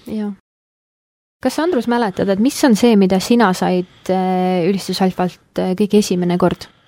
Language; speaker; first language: Estonian; early bilingual, heritage; Estonian